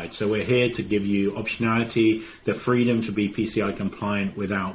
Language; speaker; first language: English; native; English